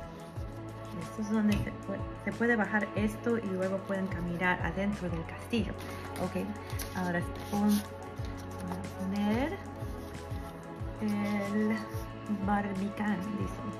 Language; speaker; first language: Spanish; early bilingual, heritage; Spanish